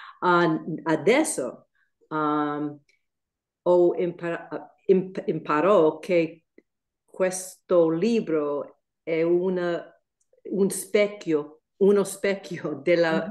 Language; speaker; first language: Italian; non-native, learner; English